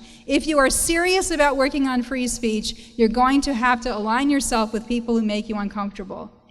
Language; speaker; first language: English; native; English